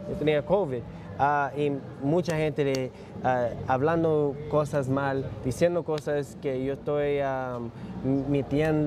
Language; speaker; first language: Spanish; early bilingual, heritage; English